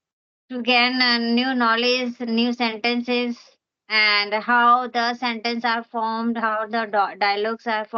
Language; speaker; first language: English; non-native, local second language; Hindi